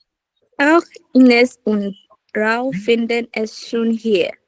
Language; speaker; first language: German; non-native, learner; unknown